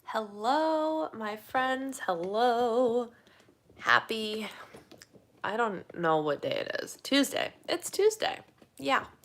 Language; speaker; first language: English; native; English